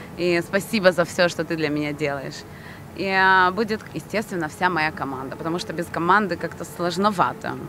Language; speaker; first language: Russian; non-native, local second language; Romanian